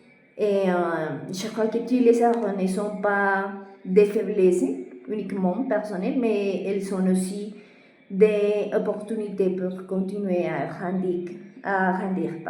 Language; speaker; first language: French; non-native, fluent; Spanish